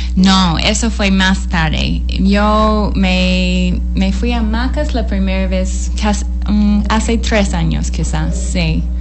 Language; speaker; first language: Spanish; non-native, learner; English